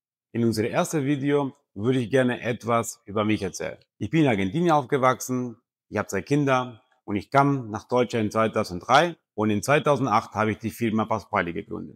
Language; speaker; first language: German; non-native, fluent; Spanish